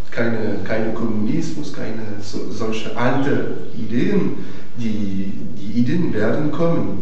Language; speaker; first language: German; non-native, fluent; French